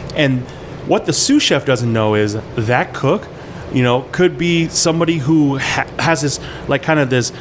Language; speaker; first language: English; early bilingual, other home language; Hmong